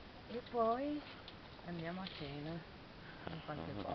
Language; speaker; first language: Italian; native; Italian